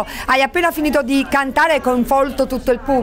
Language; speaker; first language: Italian; native; Italian